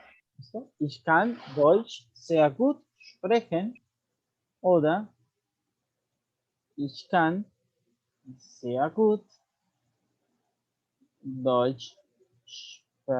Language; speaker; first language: German; non-native, learner; Spanish